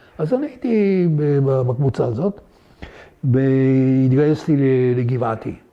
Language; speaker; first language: Hebrew; non-native, fluent; French